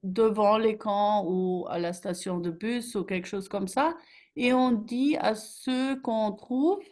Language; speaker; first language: French; non-native, fluent; German